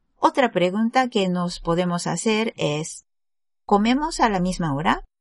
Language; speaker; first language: Spanish; non-native, fluent; Japanese